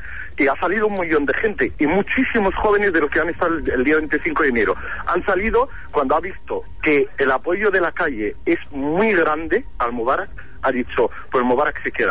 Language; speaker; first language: Spanish; non-native, fluent; Arabic